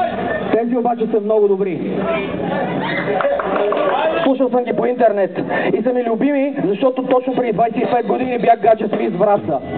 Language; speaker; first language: Bulgarian; native; Bulgarian